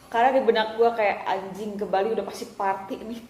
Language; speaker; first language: Indonesian; native; Indonesian